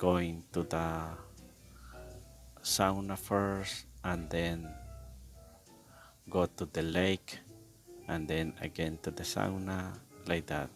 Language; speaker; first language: English; non-native, learner; Spanish